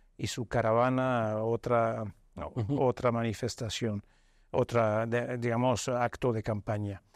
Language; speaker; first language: Spanish; non-native, fluent; Arabic